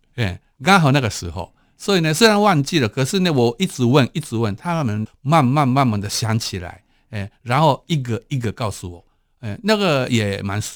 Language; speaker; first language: Chinese; non-native, fluent; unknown